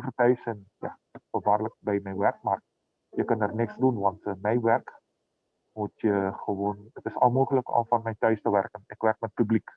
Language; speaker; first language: Dutch; non-native, local second language; Papiamento